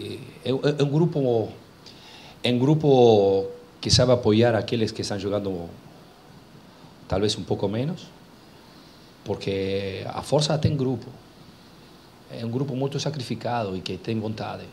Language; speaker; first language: Portuguese; non-native, fluent; Spanish